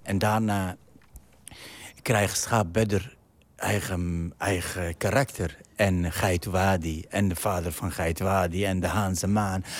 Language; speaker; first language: Dutch; non-native, fluent; Arabic